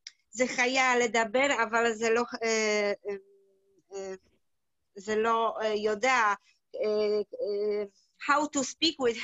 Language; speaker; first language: Hebrew; non-native, learner; Yiddish